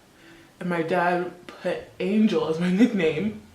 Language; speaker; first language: English; early bilingual, other home language; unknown